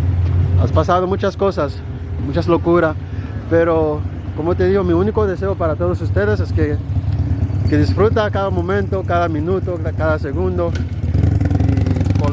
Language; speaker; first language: Spanish; non-native, learner; Haitian Creole